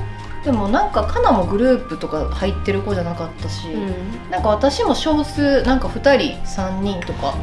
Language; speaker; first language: Japanese; native; Japanese